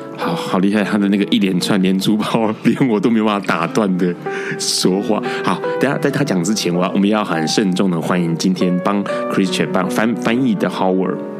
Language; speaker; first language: Chinese; native; Chinese